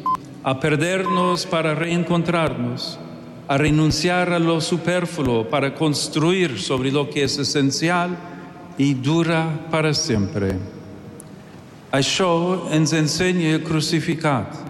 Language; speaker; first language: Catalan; non-native, learner; English